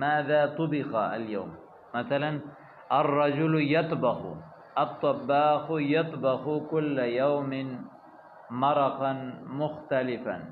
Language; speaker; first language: Arabic; non-native, fluent; Urdu